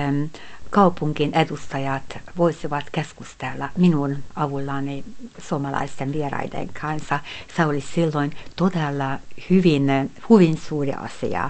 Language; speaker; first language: Finnish; non-native, fluent; Hungarian